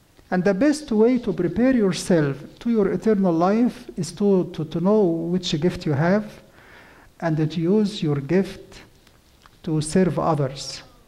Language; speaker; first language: English; non-native, fluent; Arabic